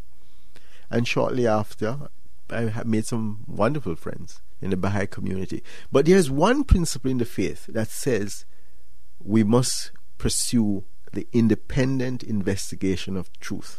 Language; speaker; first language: English; non-native, local second language; Jamaican Creole English